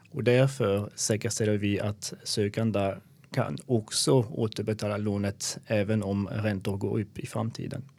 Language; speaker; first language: Swedish; non-native, fluent; French